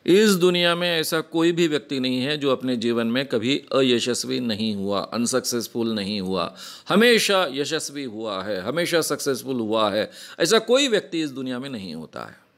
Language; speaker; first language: Hindi; non-native, local second language; Marathi